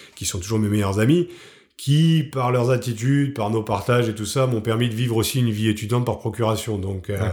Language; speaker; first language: French; native; French